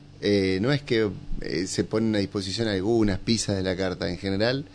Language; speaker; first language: Spanish; native; Spanish